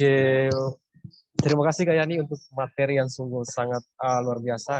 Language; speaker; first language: Indonesian; native; Indonesian